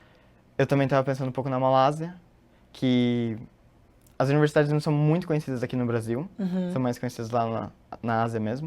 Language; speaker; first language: Portuguese; early bilingual, heritage; Portuguese